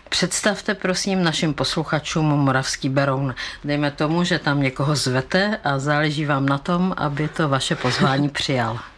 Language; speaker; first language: Czech; native; Czech